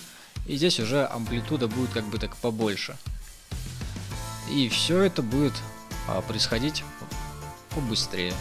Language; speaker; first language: Russian; native; Russian